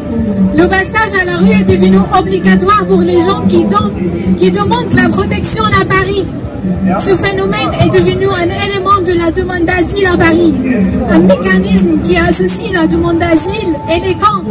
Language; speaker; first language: French; non-native, fluent; Arabic